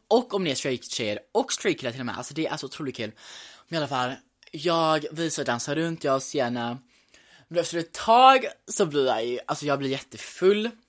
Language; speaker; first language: Swedish; early bilingual, heritage; Swedish